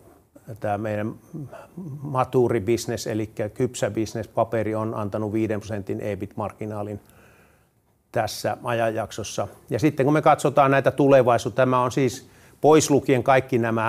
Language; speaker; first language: Finnish; native; Finnish